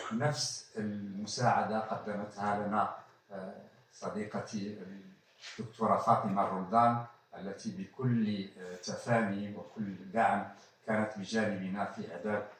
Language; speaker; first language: Arabic; native; Arabic